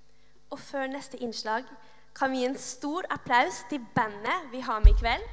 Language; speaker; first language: Norwegian; native; Norwegian